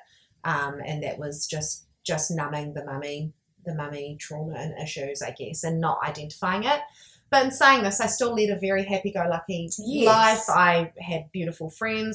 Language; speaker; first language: English; native; English